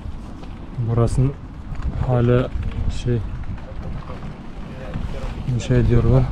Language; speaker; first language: Turkish; non-native, learner; Bashkir